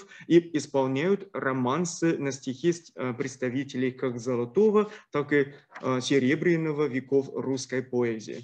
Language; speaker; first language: Russian; non-native, fluent; Chinese